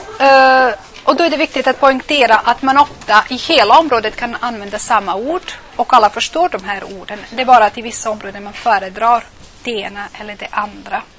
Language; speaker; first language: Swedish; non-native, fluent; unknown